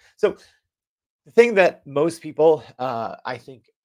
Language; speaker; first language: English; native; English